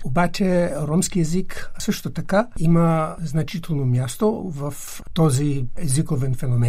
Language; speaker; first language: Bulgarian; non-native, fluent; English